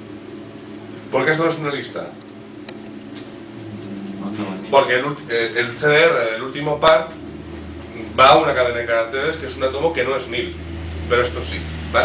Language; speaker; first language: Spanish; native; Spanish